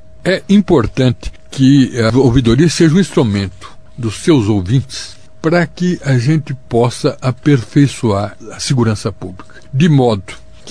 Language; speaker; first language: Portuguese; native; Portuguese